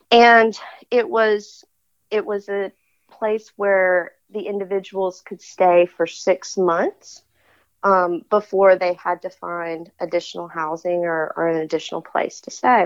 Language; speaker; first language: English; native; English